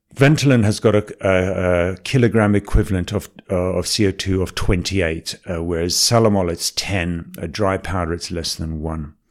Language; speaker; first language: English; native; English